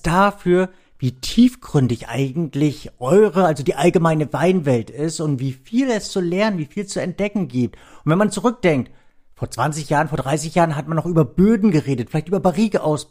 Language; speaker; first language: German; native; German